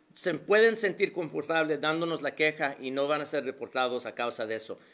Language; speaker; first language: Spanish; early bilingual, other home language; English